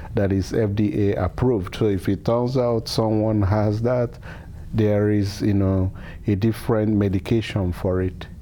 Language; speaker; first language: English; non-native, local second language; Igbo